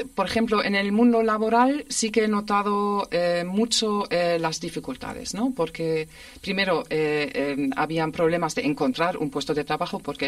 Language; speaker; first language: Spanish; non-native, fluent; German